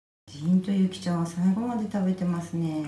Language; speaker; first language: Japanese; native; Japanese